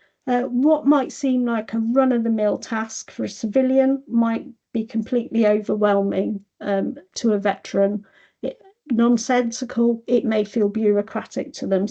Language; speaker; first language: English; native; English